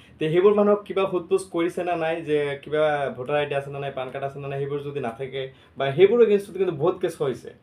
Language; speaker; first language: Assamese; native; Assamese